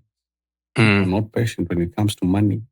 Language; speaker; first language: English; non-native, local second language; Swahili